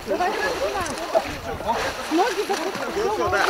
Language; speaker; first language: Russian; native; Russian